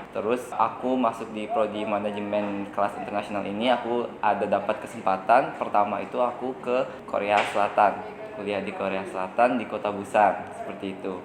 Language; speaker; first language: Indonesian; native; Indonesian